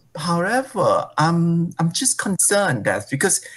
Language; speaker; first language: English; non-native, fluent; Thai